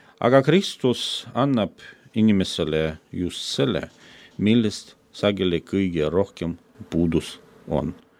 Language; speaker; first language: Estonian; non-native, fluent; Russian